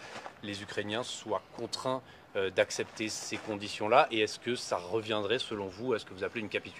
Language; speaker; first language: French; native; French